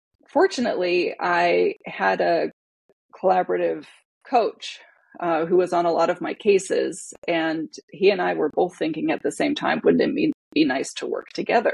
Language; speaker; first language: English; native; English